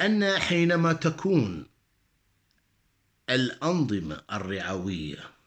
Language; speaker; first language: Arabic; native; Arabic